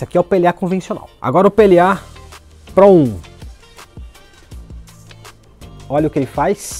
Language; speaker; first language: Portuguese; native; Portuguese